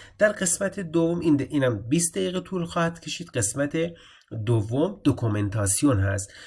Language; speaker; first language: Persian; native; Persian